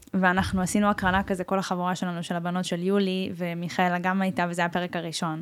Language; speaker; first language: Hebrew; early bilingual, other home language; Russian